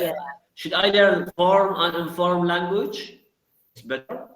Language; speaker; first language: English; non-native, learner; Arabic